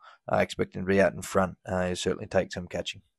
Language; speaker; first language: English; native; English